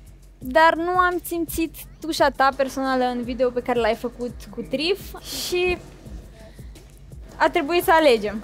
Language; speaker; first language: Romanian; native; Romanian